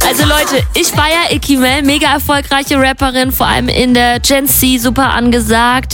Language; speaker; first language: German; native; German